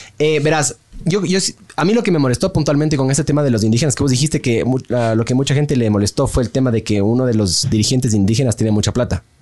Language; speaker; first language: Spanish; native; Spanish